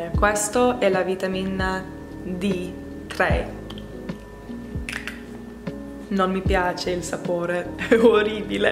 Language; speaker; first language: Italian; non-native, learner; English